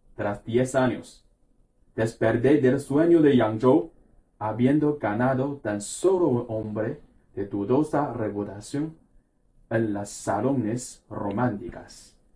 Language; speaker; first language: Spanish; non-native, fluent; Chinese